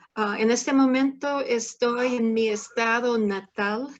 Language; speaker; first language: Spanish; non-native, fluent; English